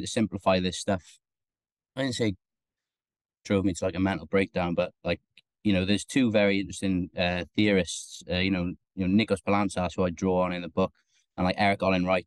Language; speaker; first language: English; native; English